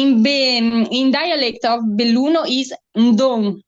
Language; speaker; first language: English; non-native, learner; Italian